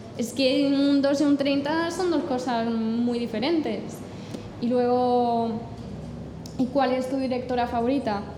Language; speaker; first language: Spanish; non-native, fluent; English